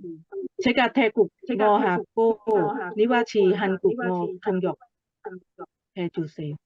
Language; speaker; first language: Korean; non-native, learner; Thai